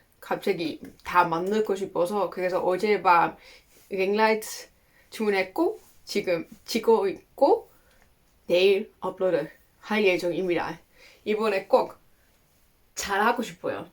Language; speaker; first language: Korean; non-native, fluent; Dutch